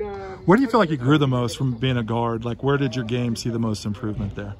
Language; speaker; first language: English; native; English